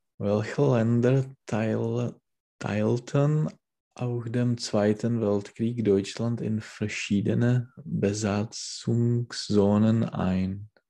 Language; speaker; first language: German; non-native, learner; Czech